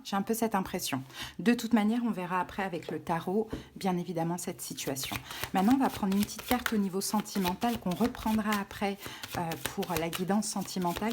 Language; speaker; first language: French; native; French